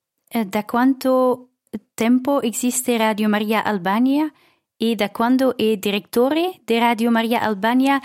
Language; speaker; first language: Italian; non-native, fluent; Dutch